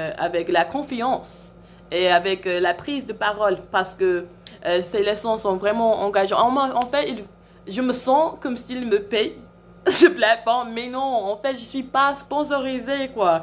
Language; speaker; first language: French; non-native, fluent; English